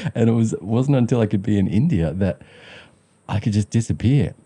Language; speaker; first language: English; early bilingual, other home language; Sinhala